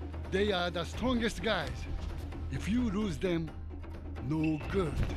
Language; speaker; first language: English; non-native, fluent; Japanese